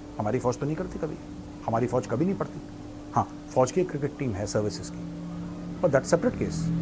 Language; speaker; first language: Hindi; native; Hindi